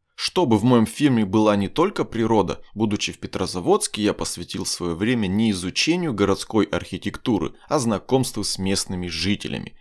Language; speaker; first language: Russian; native; Russian